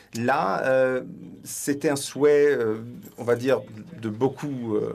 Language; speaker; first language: French; non-native, fluent; Swedish